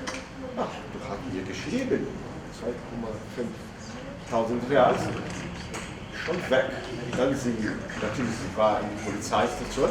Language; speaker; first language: German; non-native, learner; Portuguese